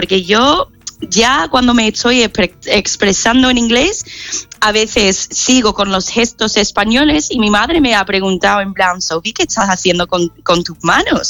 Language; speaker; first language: Spanish; non-native, fluent; English